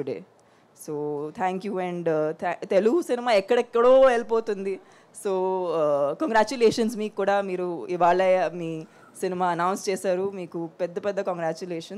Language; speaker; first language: Telugu; non-native, fluent; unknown